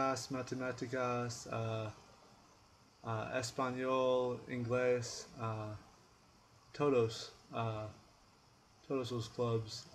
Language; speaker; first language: Spanish; non-native, learner; English